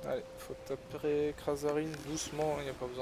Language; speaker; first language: French; native; French